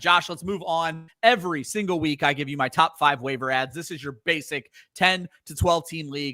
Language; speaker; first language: English; native; English